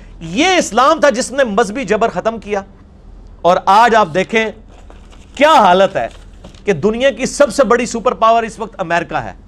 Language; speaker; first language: Urdu; non-native, local second language; Punjabi